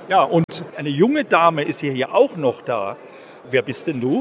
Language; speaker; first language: German; native; German